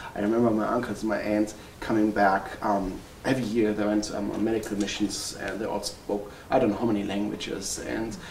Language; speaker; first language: English; non-native, fluent; German